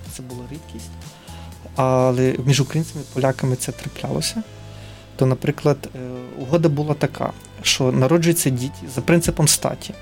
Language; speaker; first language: Ukrainian; native; Ukrainian